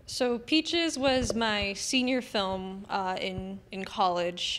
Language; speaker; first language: English; native; English